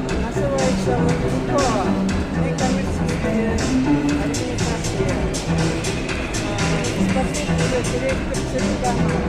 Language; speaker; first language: Russian; non-native, learner; Mongolian